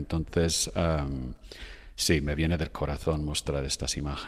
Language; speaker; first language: Spanish; non-native, fluent; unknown